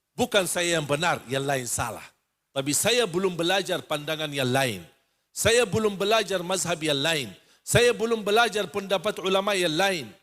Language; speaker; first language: Indonesian; non-native, fluent; Arabic